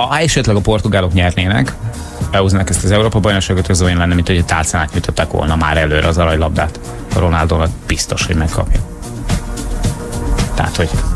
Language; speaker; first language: Hungarian; native; Hungarian